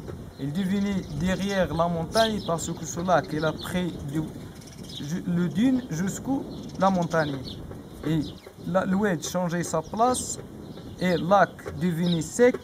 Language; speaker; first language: French; non-native, learner; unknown